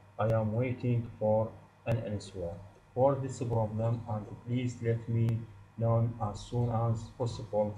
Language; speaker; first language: English; non-native, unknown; Arabic